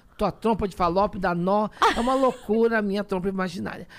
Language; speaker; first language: Portuguese; native; Portuguese